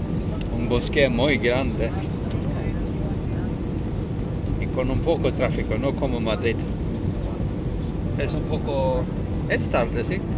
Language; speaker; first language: Spanish; non-native, learner; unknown